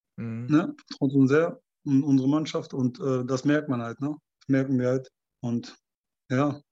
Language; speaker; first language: German; early bilingual, other home language; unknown